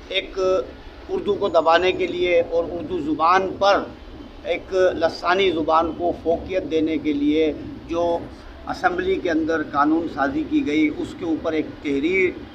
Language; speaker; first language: Urdu; native; Urdu